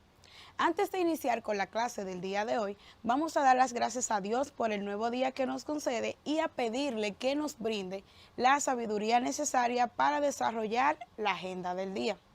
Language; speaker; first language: Spanish; native; Spanish